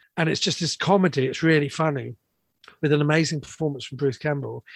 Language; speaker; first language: English; native; English